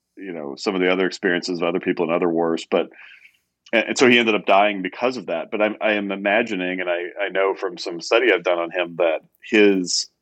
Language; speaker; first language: English; native; English